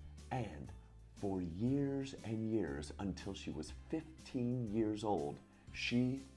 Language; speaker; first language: English; native; English